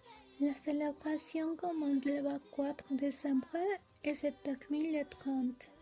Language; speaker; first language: French; non-native, learner; Spanish